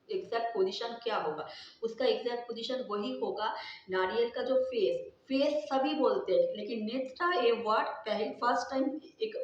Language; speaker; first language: Hindi; non-native, local second language; Bangla